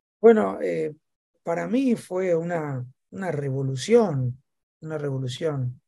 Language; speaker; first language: Spanish; native; Spanish